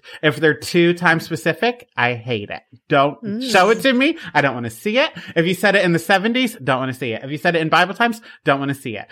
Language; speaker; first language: English; native; English